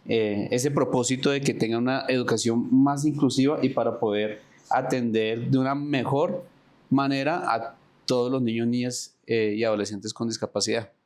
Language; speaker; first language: Spanish; native; Spanish